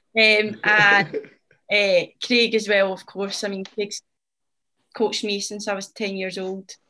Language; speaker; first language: English; native; English